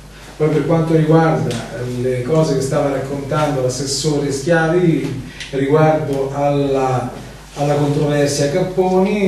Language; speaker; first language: Italian; native; Italian